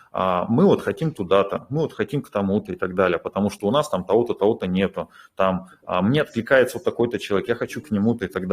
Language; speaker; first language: Russian; native; Russian